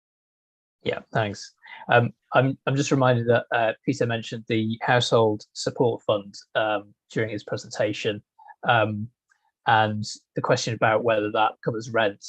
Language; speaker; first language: English; native; English